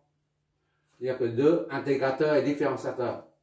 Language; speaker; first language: French; non-native, local second language; Arabic